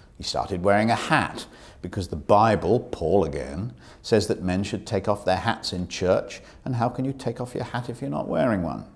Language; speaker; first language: English; native; English